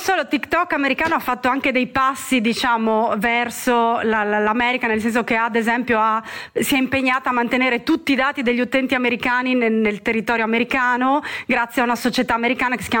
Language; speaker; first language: Italian; native; Italian